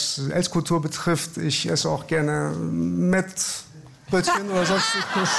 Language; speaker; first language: German; early bilingual, other home language; Persian